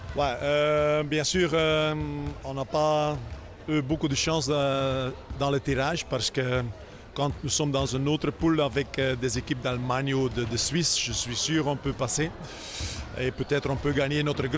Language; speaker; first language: French; non-native, fluent; Dutch